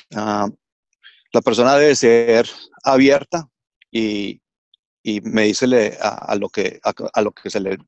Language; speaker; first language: Spanish; early bilingual, heritage; English